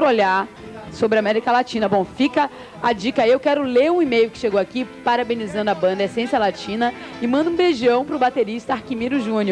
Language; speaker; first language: Portuguese; native; Portuguese